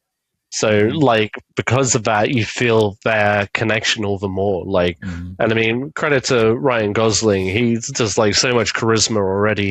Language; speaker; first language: English; native; English